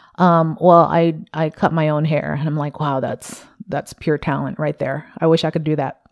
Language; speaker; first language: English; early bilingual, other home language; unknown